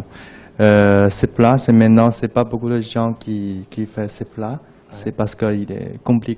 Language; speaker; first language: French; non-native, learner; Chinese